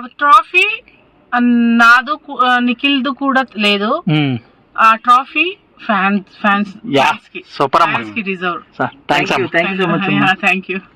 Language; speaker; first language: Telugu; non-native, learner; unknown